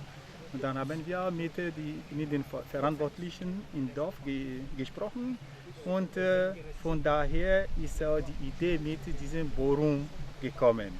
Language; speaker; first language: German; non-native, fluent; Ewe